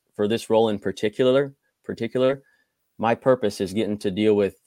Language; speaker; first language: English; native; English